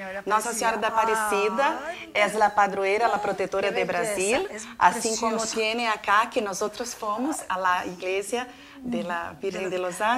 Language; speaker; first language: Spanish; non-native, learner; Portuguese